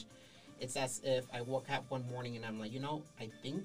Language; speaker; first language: English; non-native, fluent; Spanish